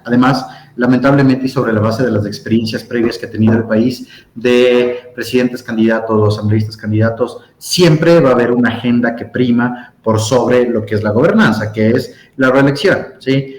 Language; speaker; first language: Spanish; native; Spanish